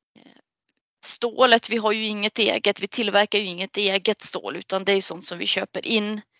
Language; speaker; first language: Swedish; native; Swedish